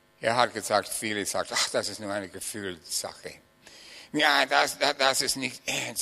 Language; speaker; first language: German; non-native, fluent; English